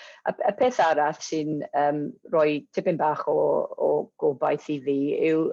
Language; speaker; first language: Welsh; non-native, local second language; English